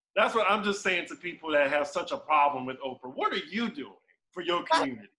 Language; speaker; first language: English; native; English